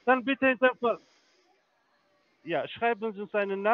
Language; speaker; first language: German; non-native, fluent; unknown